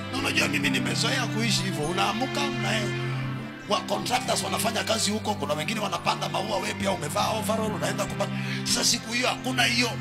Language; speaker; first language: Swahili; native; Swahili